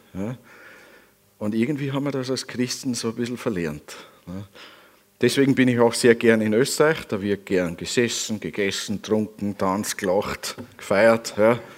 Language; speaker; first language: German; native; German